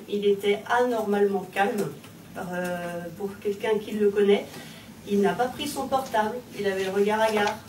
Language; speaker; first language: French; native; French